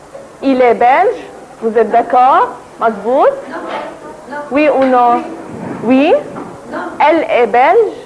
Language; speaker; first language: French; non-native, fluent; Arabic